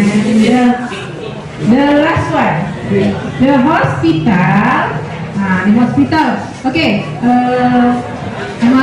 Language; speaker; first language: English; non-native, learner; Indonesian